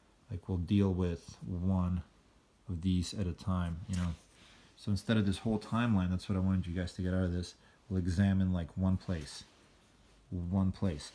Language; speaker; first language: English; native; English